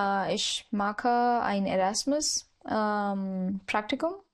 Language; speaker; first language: German; non-native, learner; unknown